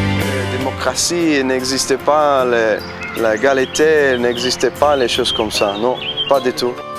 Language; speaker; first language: French; non-native, fluent; English